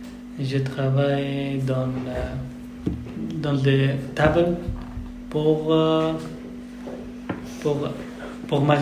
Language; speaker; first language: French; non-native, learner; Persian